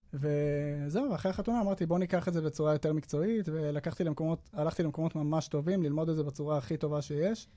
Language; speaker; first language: Hebrew; native; Hebrew